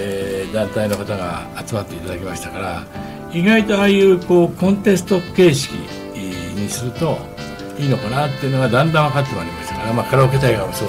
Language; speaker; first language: Japanese; native; Japanese